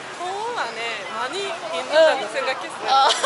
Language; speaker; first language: Korean; non-native, learner; Japanese